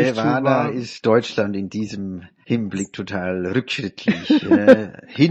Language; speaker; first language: German; native; German